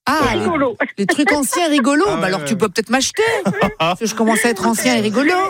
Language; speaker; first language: French; native; French